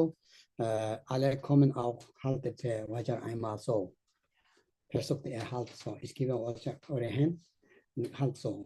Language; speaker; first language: German; non-native, learner; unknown